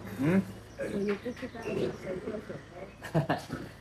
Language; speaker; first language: Chinese; non-native, learner; Vietnamese